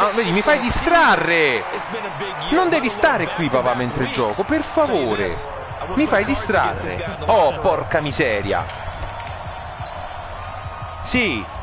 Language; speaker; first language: Italian; native; Italian